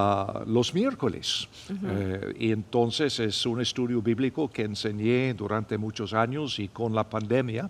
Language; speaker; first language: Spanish; non-native, fluent; English